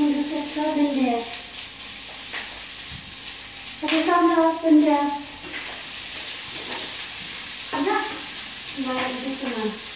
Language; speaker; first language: Danish; non-native, learner; Filipino